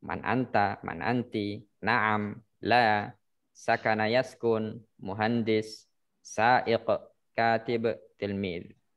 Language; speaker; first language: Arabic; non-native, fluent; Indonesian